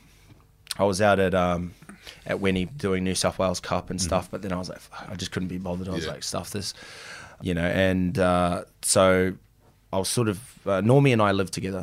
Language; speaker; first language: English; native; English